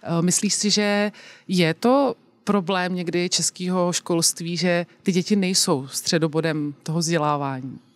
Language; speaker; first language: Czech; native; Czech